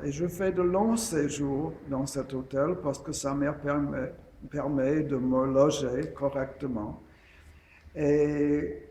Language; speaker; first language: French; non-native, fluent; English